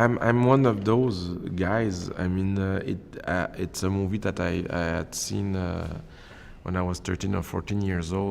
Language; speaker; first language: English; non-native, local second language; French